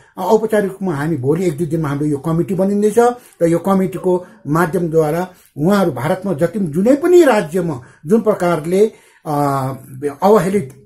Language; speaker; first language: Nepali; native; Nepali